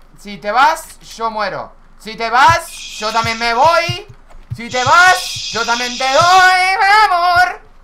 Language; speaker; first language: Spanish; native; Spanish